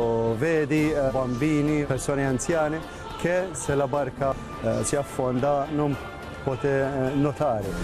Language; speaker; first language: Italian; non-native, fluent; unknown